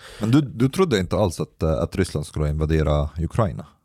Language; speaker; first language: Swedish; non-native, fluent; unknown